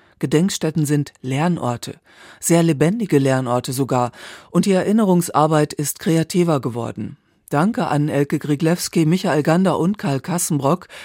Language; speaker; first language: German; native; German